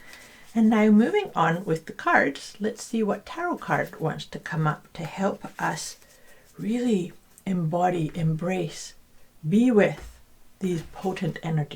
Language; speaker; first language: English; native; English